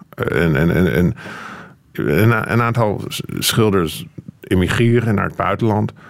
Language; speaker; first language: Dutch; non-native, fluent; English